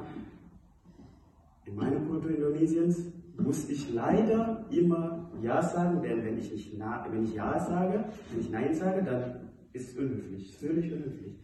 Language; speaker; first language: German; non-native, fluent; Indonesian